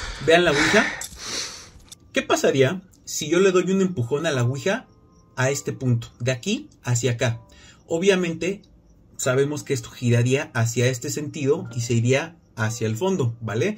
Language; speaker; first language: Spanish; native; Spanish